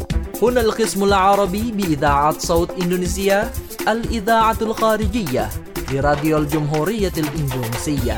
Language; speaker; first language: Arabic; non-native, fluent; Indonesian